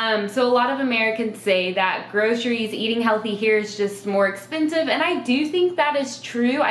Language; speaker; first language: English; native; English